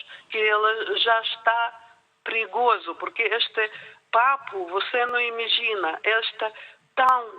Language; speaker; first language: Portuguese; non-native, learner; Ukrainian